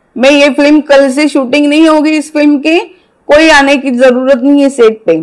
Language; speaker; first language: Hindi; non-native, local second language; Marathi